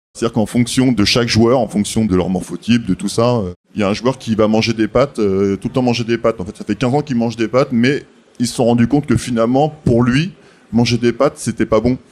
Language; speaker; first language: French; native; French